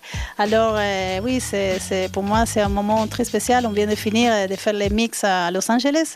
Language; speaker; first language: French; non-native, fluent; Spanish